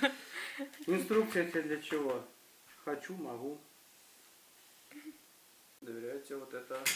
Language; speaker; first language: Russian; native; Russian